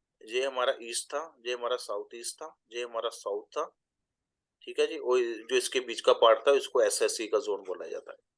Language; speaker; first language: Hindi; non-native, local second language; Punjabi